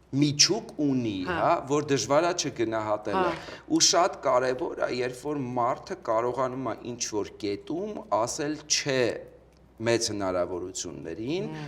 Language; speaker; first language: Armenian; native; Armenian